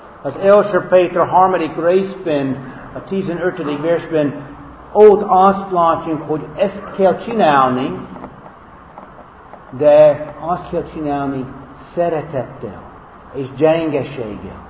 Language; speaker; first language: Hungarian; non-native, fluent; English